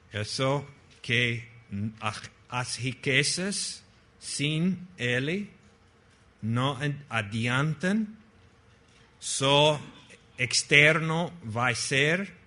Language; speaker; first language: Portuguese; non-native, fluent; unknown